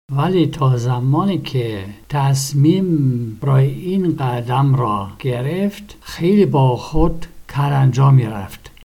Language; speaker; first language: Persian; non-native, fluent; German